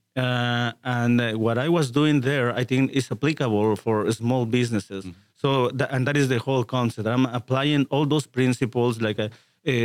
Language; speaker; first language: English; non-native, fluent; Spanish